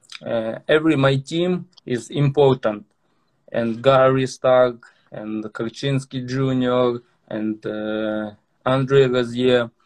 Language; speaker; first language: English; non-native, learner; Russian